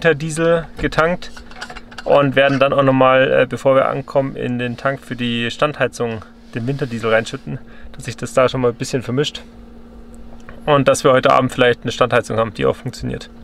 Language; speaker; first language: German; native; German